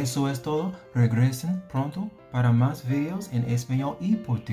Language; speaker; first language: Spanish; non-native, learner; English